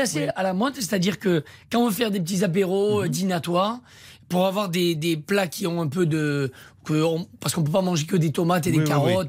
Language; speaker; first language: French; native; French